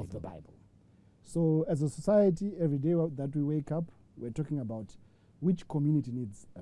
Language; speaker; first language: English; non-native, local second language; Shona